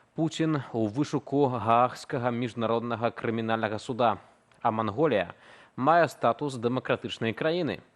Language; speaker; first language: Belarusian; native; Belarusian